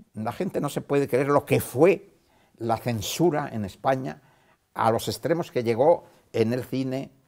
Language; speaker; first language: Spanish; native; Spanish